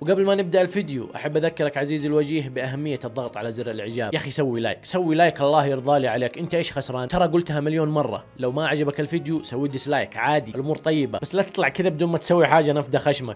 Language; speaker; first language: Arabic; native; Arabic